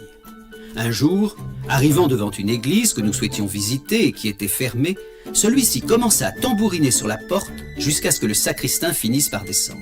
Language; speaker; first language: French; native; French